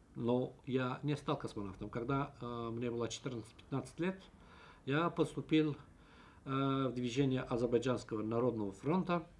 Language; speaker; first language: Russian; non-native, local second language; Azerbaijani